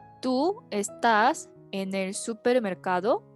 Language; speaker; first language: Spanish; non-native, fluent; Korean